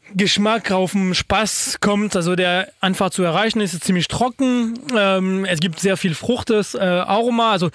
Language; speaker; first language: German; non-native, fluent; French